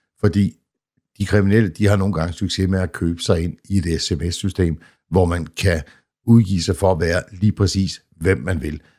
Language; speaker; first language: Danish; native; Danish